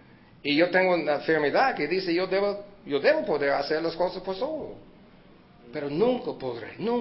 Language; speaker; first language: Spanish; early bilingual, heritage; Spanish